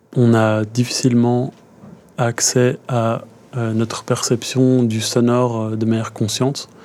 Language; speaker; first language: French; native; French